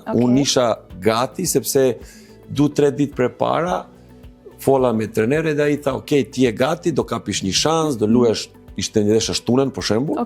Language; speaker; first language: Albanian; non-native, learner; Serbian